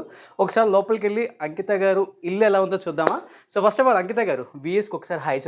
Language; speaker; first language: Telugu; native; Telugu